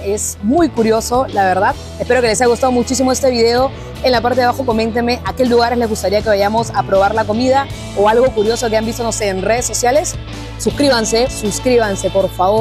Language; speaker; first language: Spanish; native; Spanish